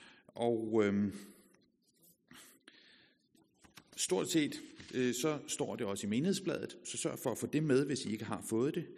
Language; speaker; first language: Danish; native; Danish